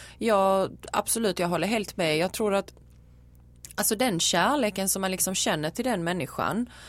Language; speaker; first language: Swedish; native; Swedish